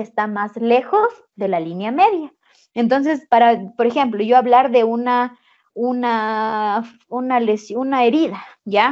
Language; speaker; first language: Spanish; native; Spanish